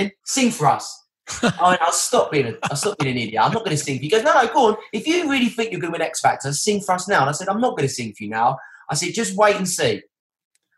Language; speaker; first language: English; native; English